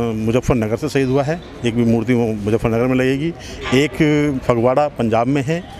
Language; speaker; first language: Hindi; native; Hindi